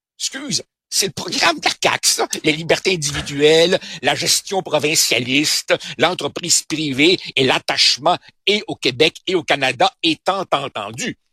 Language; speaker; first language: French; early bilingual, other home language; Spanish